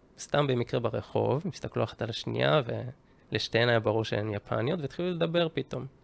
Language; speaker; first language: Hebrew; early bilingual, other home language; Japanese